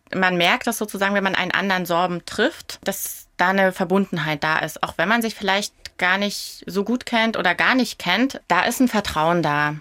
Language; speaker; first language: German; non-native, local second language; Upper Sorbian